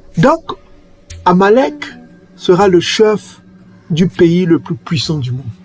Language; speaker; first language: French; non-native, local second language; Kongo